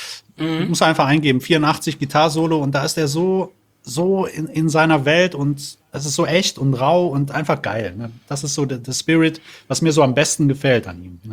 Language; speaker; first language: German; native; German